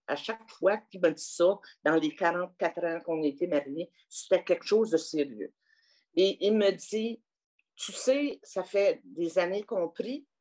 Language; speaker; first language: French; native; French